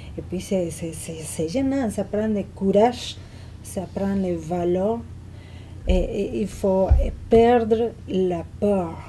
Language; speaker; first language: French; non-native, fluent; Spanish